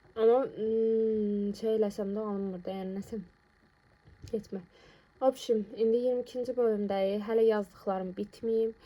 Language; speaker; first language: Azerbaijani; non-native, local second language; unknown